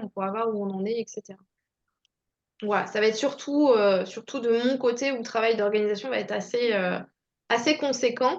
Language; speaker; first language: French; native; French